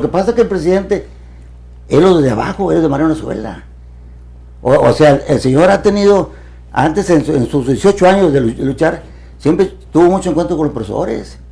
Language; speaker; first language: Spanish; native; Spanish